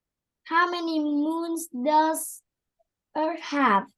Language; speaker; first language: English; non-native, learner; Vietnamese